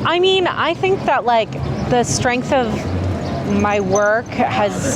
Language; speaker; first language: English; early bilingual, other home language; Urdu